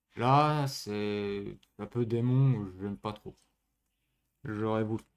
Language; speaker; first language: French; native; French